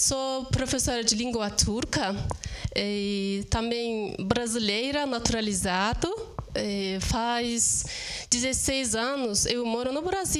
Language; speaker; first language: Portuguese; non-native, fluent; Turkish